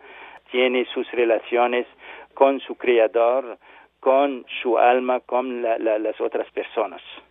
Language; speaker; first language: Spanish; non-native, learner; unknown